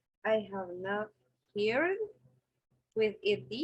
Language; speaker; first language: English; non-native, learner; Spanish